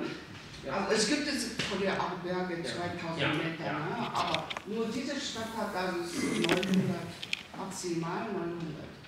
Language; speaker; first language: German; non-native, learner; Korean